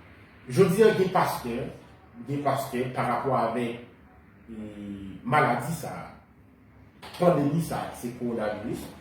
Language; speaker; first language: Haitian Creole; native; Haitian Creole